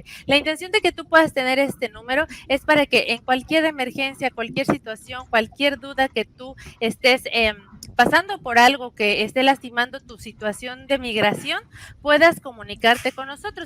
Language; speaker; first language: Spanish; native; Spanish